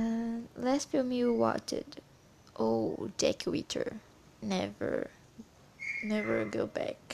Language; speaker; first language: English; non-native, learner; Portuguese